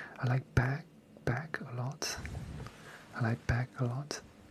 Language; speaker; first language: English; non-native, fluent; Chinese